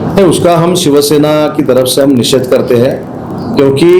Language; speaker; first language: Hindi; non-native, local second language; Marathi